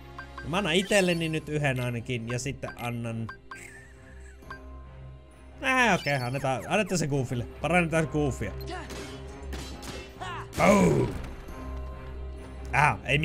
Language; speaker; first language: Finnish; native; Finnish